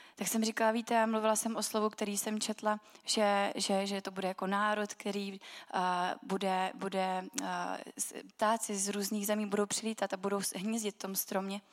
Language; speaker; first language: Czech; native; Czech